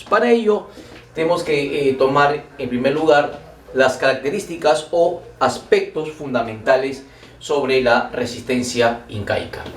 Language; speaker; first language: Spanish; native; Spanish